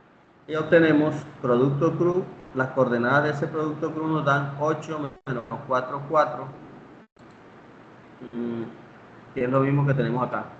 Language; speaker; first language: Spanish; native; Spanish